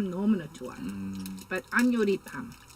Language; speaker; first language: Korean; non-native, learner; English